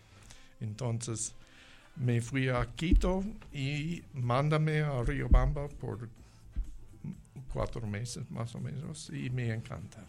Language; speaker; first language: Spanish; non-native, learner; English